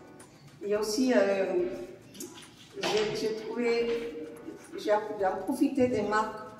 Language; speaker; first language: French; non-native, fluent; Spanish